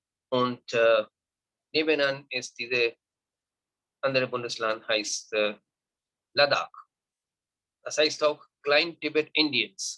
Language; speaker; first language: German; non-native, learner; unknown